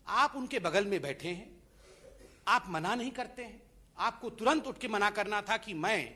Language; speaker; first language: Hindi; non-native, local second language; Odia